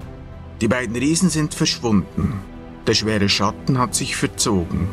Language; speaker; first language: German; native; German